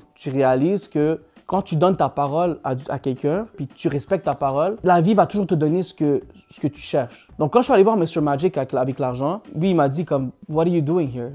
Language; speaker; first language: French; native; French